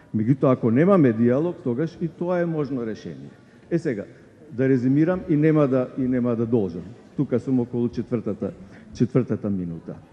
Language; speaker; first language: Macedonian; native; Macedonian